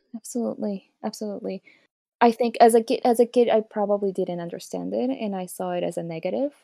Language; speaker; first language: English; early bilingual, other home language; Spanish